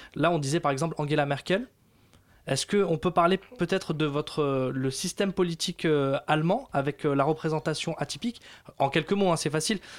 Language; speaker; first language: French; native; French